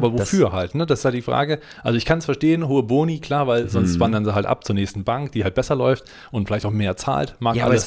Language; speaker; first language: German; native; German